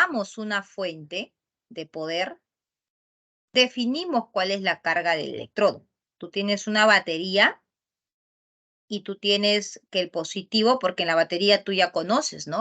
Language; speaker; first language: Spanish; native; Spanish